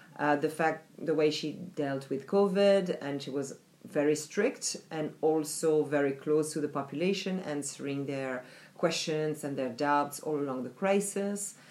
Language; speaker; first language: English; non-native, fluent; French